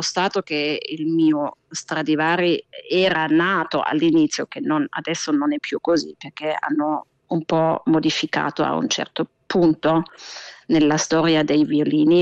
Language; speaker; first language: Italian; non-native, fluent; German